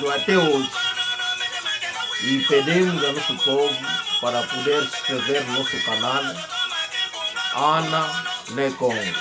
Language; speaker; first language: Portuguese; non-native, local second language; Kongo